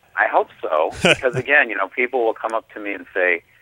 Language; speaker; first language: English; native; English